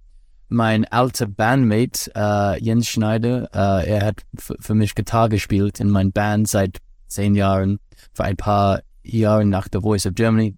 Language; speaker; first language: German; non-native, learner; English